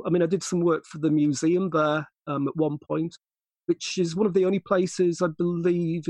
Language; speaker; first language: English; native; English